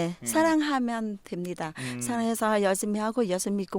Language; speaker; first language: Korean; non-native, learner; Vietnamese